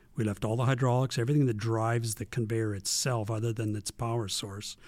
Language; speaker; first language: English; native; English